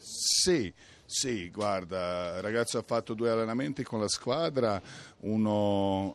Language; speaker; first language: Italian; non-native, fluent; Croatian